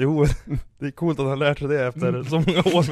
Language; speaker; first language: Swedish; native; Swedish